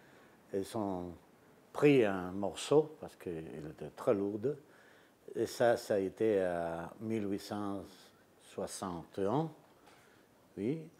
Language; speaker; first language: French; non-native, fluent; Spanish